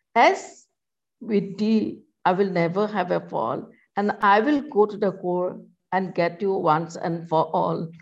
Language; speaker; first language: English; non-native, local second language; Assamese